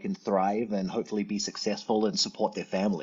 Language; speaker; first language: English; native; English